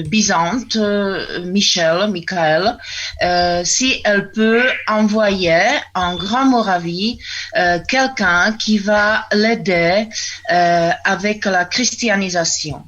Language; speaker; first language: French; non-native, fluent; Czech